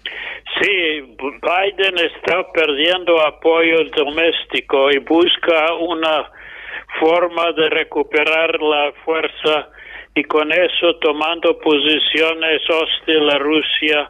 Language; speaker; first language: Spanish; non-native, fluent; English